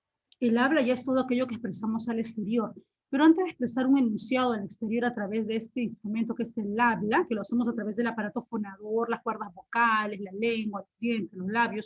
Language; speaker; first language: Spanish; native; Spanish